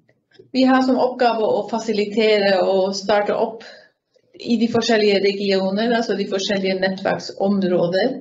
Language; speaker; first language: Norwegian; non-native, fluent; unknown